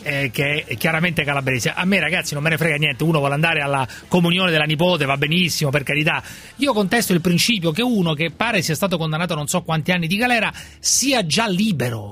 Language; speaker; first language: Italian; native; Italian